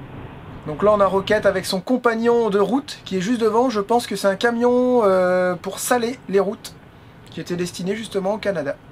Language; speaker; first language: French; native; French